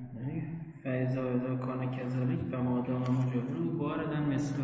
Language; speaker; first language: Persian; native; Persian